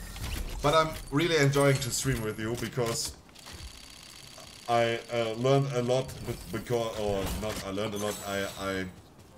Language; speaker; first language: English; non-native, fluent; German